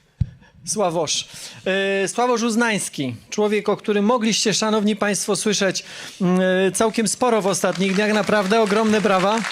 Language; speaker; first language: Polish; native; Polish